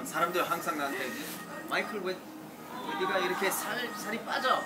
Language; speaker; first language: Korean; early bilingual, heritage; English